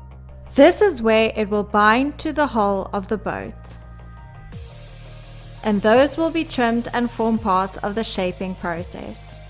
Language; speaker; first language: English; native; English